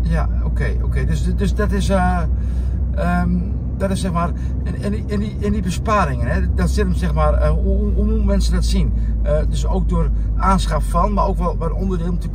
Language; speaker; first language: Dutch; native; Dutch